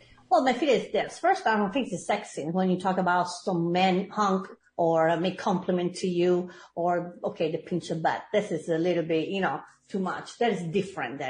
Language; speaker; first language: English; non-native, fluent; Italian